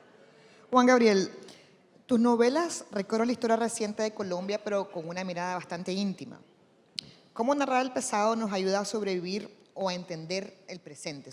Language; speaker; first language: Spanish; native; Spanish